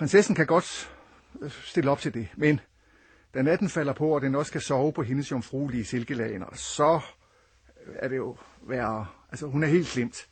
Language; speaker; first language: Danish; native; Danish